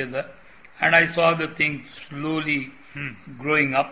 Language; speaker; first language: English; non-native, local second language; Tamil